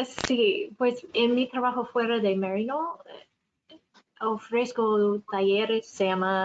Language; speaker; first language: Spanish; non-native, fluent; English